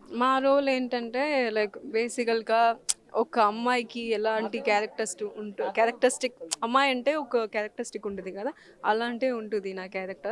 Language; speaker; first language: Telugu; non-native, learner; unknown